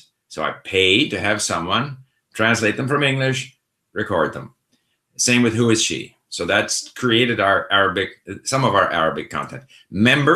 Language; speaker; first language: English; non-native, fluent; Swedish